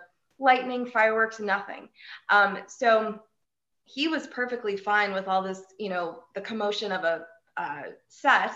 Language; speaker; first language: English; native; English